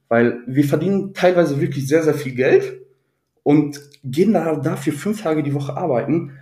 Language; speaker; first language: German; native; German